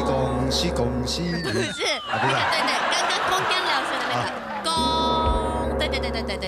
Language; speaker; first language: Chinese; non-native, fluent; Japanese